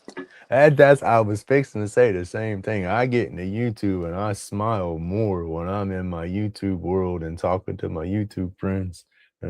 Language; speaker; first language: English; native; English